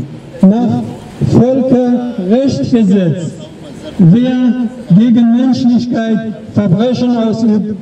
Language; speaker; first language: German; non-native, learner; Persian